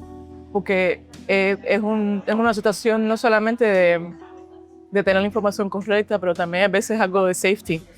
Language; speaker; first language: Spanish; early bilingual, heritage; Spanish